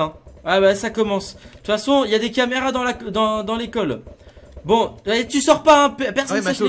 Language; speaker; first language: French; native; French